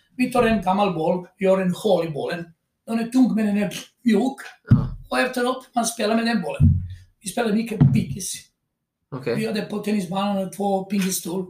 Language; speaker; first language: Swedish; non-native, fluent; Croatian